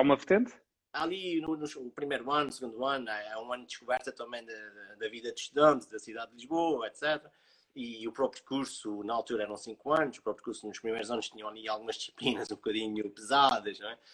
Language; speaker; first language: Portuguese; native; Portuguese